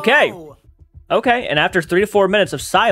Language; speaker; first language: English; native; English